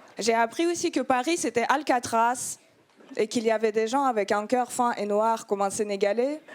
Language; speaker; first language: French; non-native, fluent; Russian